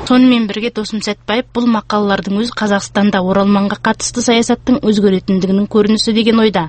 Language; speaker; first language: Kazakh; native; Kazakh